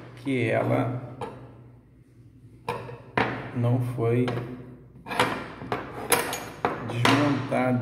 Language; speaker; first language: Portuguese; native; Portuguese